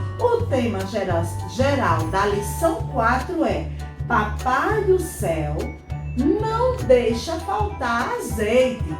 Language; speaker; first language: Portuguese; native; Portuguese